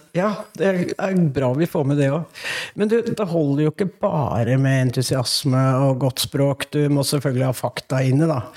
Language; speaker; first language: Norwegian; native; Norwegian